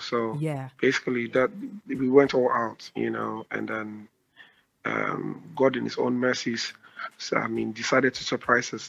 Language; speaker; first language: English; non-native, local second language; Akan